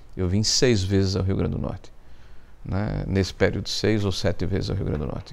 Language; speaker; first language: Portuguese; native; Portuguese